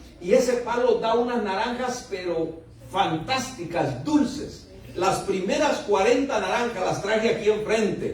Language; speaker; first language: Spanish; native; Spanish